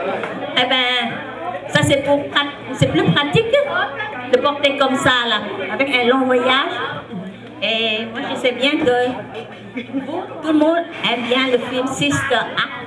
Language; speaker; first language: French; non-native, fluent; Vietnamese